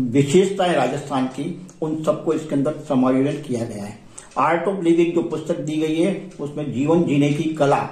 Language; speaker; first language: Hindi; native; Hindi